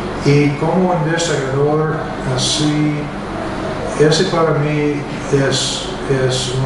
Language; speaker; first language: Spanish; non-native, fluent; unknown